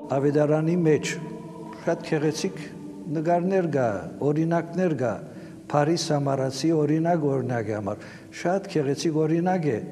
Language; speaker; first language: Armenian; early bilingual, heritage; Armenian